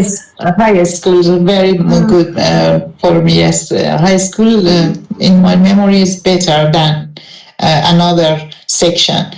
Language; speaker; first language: English; non-native, learner; Persian